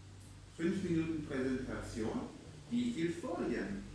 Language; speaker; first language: German; non-native, fluent; English